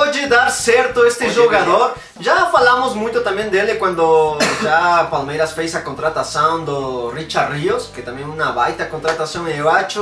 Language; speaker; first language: Portuguese; non-native, fluent; Spanish